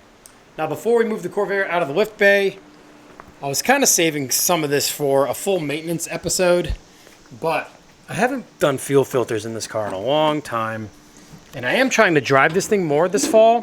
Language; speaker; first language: English; native; English